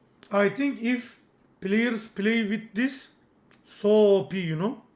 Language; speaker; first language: English; non-native, learner; Turkish